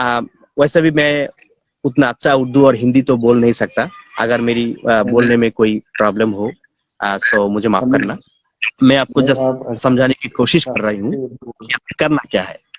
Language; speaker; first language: Hindi; non-native, learner; Bangla